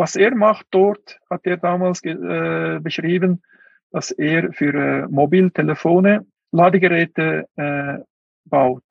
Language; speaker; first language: German; non-native, fluent; Uyghur